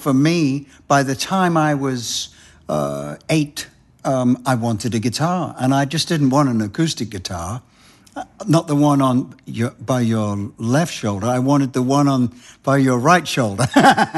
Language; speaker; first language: English; native; English